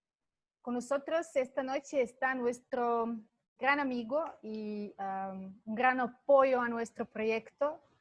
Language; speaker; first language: Spanish; non-native, fluent; Serbian